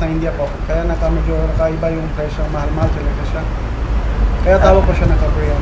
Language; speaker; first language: Filipino; early bilingual, other home language; Hindi